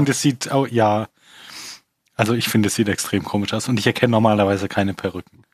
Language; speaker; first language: German; native; German